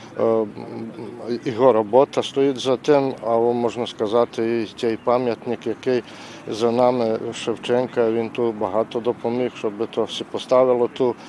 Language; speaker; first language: Ukrainian; early bilingual, heritage; Ukrainian